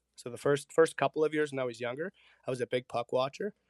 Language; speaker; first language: English; early bilingual, other home language; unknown